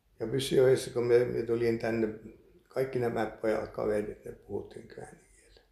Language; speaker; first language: Finnish; early bilingual, heritage; Finnish